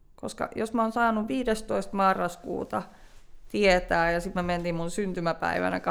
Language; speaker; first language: Finnish; native; Finnish